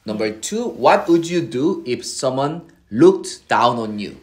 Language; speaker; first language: English; non-native, fluent; Korean